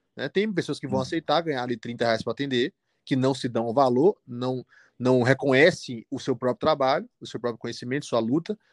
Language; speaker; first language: Portuguese; native; Portuguese